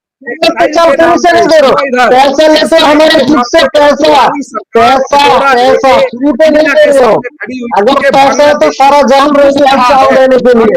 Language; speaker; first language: Hindi; non-native, learner; Bangla